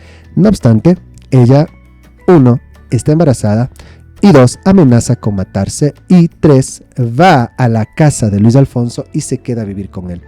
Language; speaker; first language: Spanish; native; Spanish